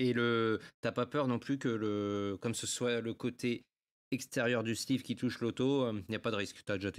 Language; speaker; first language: French; native; French